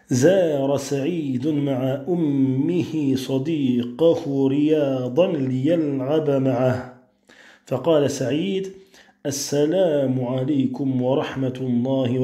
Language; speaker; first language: Arabic; non-native, fluent; French